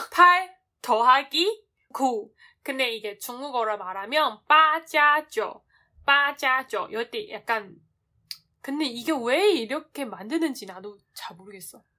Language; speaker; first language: Korean; non-native, fluent; Chinese